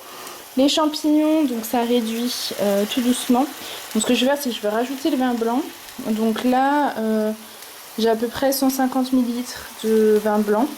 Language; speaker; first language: French; native; French